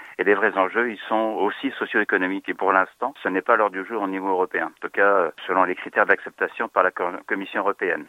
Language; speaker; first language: French; native; French